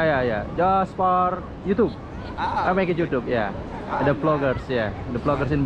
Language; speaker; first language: English; non-native, learner; Indonesian